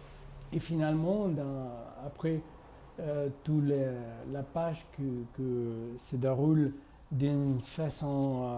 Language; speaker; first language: French; non-native, fluent; Spanish